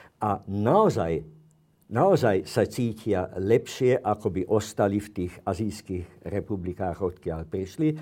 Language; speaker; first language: Slovak; non-native, local second language; Hungarian